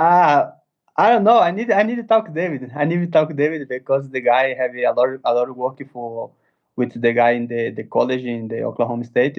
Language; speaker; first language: English; non-native, learner; Portuguese